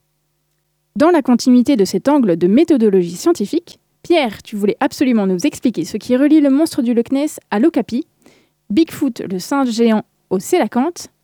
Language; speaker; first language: French; native; French